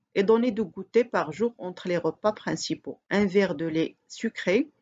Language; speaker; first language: French; non-native, local second language; Arabic